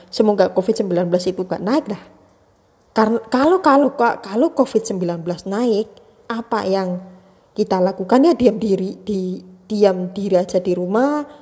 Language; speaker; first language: Indonesian; non-native, local second language; Javanese